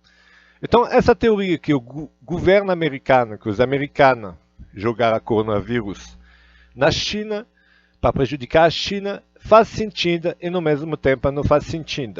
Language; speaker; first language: Portuguese; non-native, fluent; Russian